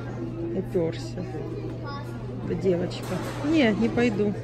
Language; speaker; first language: Russian; native; Russian